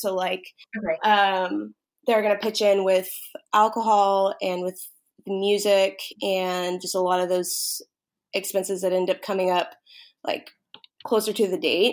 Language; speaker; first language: English; native; English